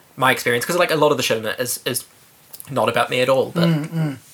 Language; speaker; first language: English; native; English